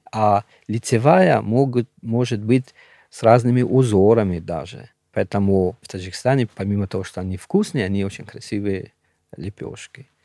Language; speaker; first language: Russian; non-native, local second language; Shughni